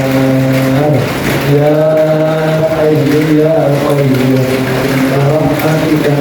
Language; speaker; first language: Arabic; non-native, fluent; Indonesian